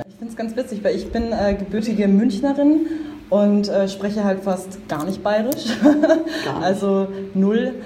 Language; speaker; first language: German; native; German